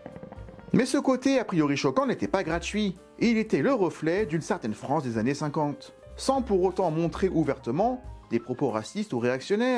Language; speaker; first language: French; native; French